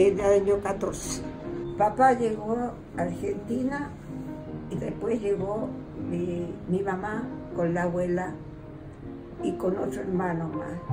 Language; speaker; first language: Spanish; early bilingual, other home language; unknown